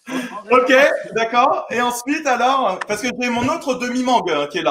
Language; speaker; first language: French; native; French